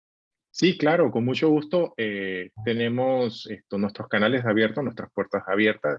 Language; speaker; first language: Spanish; native; Spanish